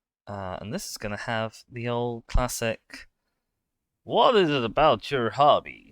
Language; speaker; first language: English; native; English